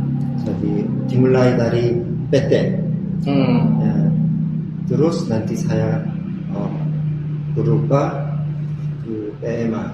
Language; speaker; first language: Indonesian; non-native, learner; Korean